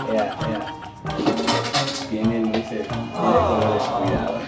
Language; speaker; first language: Spanish; native; Spanish